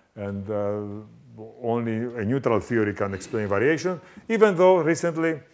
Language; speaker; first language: English; non-native, fluent; Greek